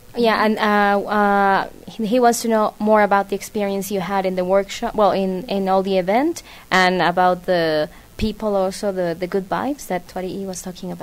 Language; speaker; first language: English; non-native, fluent; Spanish